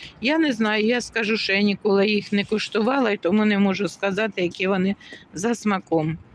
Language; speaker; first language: Ukrainian; native; Ukrainian